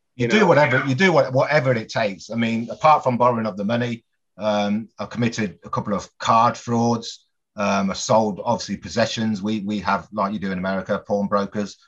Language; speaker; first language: English; native; English